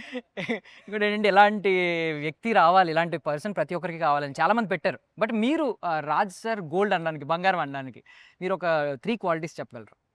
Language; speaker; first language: Telugu; native; Telugu